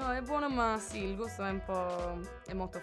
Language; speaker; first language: Italian; non-native, learner; English